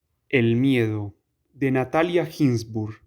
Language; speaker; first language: Spanish; native; Spanish